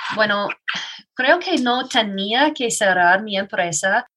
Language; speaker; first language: Spanish; non-native, learner; English